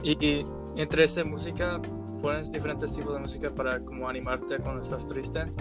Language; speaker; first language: Spanish; non-native, learner; English